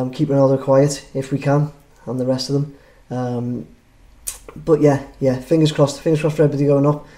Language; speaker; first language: English; native; English